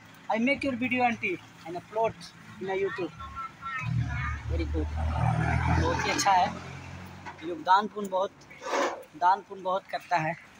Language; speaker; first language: Hindi; non-native, local second language; Bhojpuri